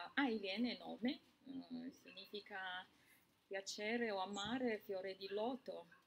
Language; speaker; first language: Italian; non-native, fluent; Chinese